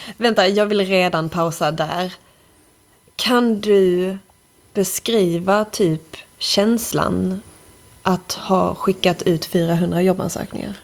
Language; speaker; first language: Swedish; native; Swedish